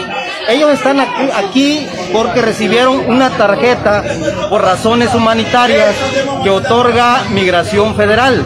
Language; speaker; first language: Spanish; native; Spanish